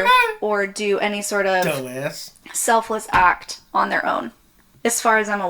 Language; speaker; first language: English; native; English